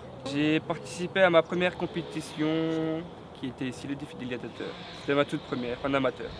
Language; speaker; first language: French; native; French